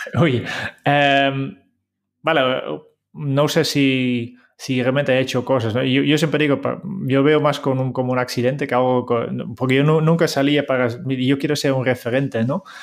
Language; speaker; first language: Spanish; non-native, fluent; Dutch